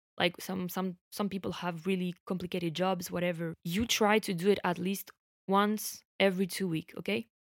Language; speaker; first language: English; non-native, fluent; French